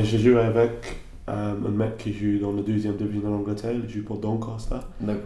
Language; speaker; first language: French; non-native, learner; English